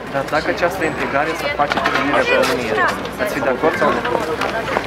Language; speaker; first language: Romanian; native; Romanian